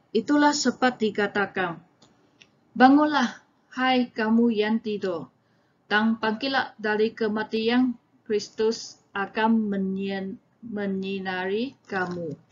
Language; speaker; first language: Malay; non-native, local second language; Chinese